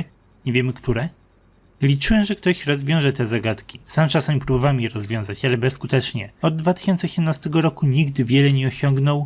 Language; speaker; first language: Polish; native; Polish